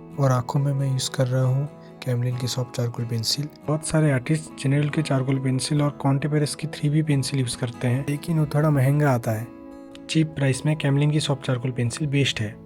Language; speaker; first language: Hindi; non-native, local second language; Bangla